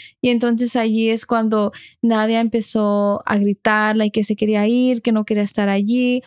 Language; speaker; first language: Spanish; early bilingual, heritage; Spanish